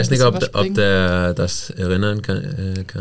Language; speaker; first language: German; non-native, fluent; Danish